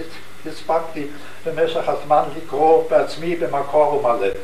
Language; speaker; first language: Hebrew; non-native, fluent; German